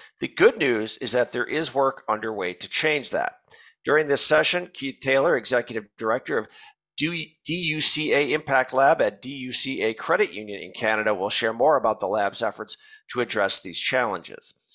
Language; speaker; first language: English; native; English